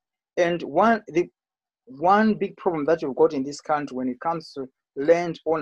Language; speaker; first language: English; non-native, local second language; Shona